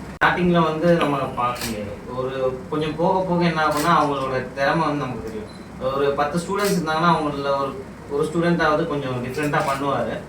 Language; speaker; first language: Tamil; native; Tamil